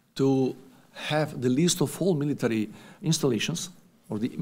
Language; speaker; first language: English; non-native, fluent; Macedonian